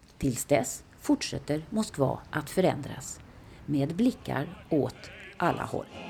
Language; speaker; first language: Swedish; native; Swedish